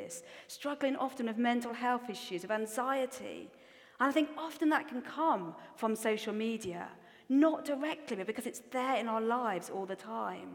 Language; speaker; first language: English; native; English